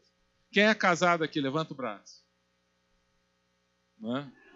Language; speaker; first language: Portuguese; native; Portuguese